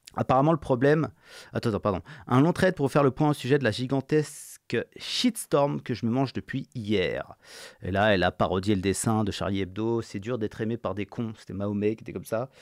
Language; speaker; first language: French; native; French